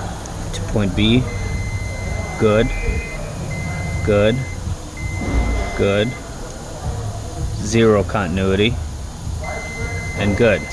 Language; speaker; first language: English; native; English